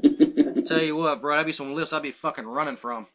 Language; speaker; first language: English; native; English